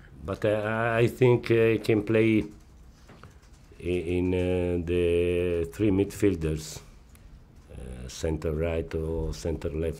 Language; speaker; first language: English; non-native, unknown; Italian